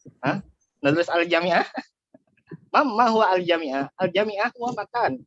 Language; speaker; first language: Arabic; non-native, fluent; Indonesian